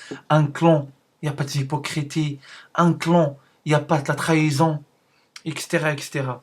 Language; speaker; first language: French; non-native, learner; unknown